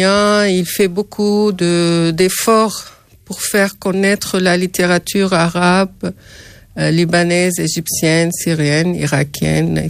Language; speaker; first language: French; non-native, fluent; Arabic